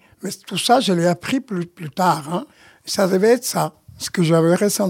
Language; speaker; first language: French; non-native, fluent; Spanish